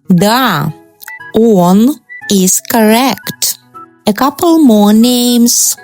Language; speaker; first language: English; non-native, fluent; Russian